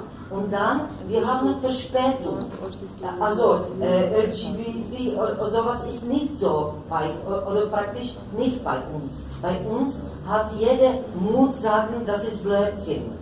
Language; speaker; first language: German; non-native, learner; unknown